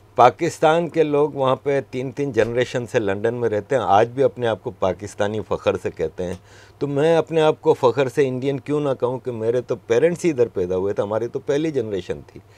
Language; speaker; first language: Urdu; native; Urdu